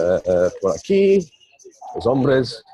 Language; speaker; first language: Spanish; non-native, learner; English